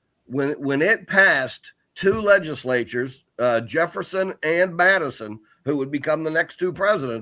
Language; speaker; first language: English; native; English